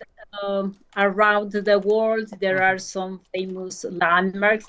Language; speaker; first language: English; non-native, learner; Spanish